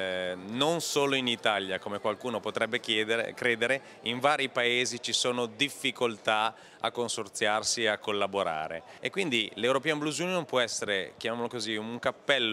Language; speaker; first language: Italian; native; Italian